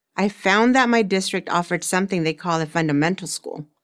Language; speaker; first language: English; early bilingual, other home language; Spanish